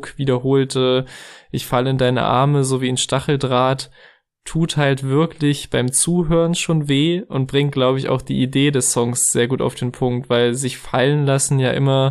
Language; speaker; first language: German; native; German